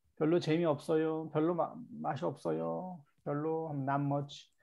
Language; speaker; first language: Korean; native; Korean